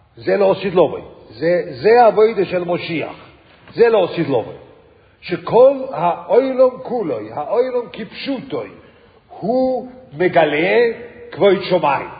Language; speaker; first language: Hebrew; non-native, fluent; English